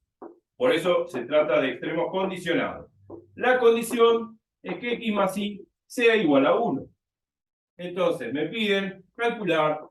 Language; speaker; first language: Spanish; native; Spanish